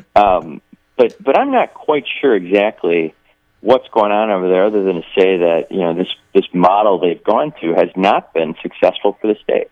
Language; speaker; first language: English; native; English